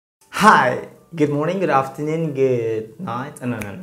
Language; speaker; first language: English; non-native, fluent; Indonesian